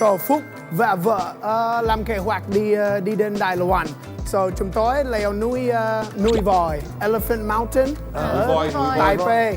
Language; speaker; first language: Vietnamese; non-native, learner; English